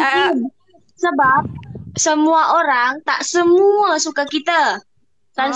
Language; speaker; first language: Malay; non-native, learner; Vietnamese